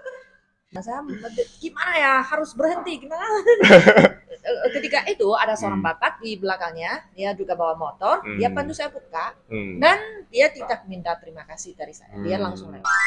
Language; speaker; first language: Indonesian; non-native, fluent; Chinese